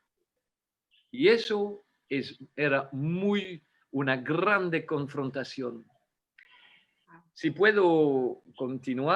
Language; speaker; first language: Spanish; non-native, fluent; French